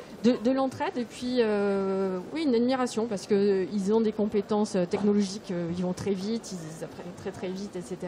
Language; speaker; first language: French; native; French